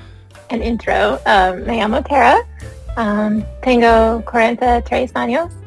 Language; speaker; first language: Spanish; non-native, learner; English